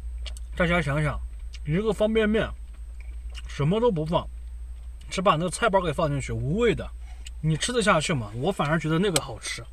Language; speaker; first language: Chinese; native; Chinese